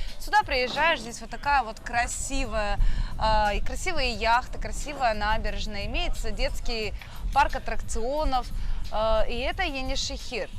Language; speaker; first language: Russian; native; Russian